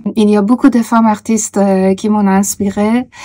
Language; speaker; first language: French; non-native, fluent; Persian